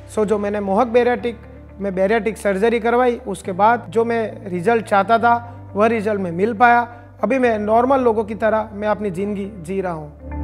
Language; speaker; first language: Hindi; non-native, local second language; Gujarati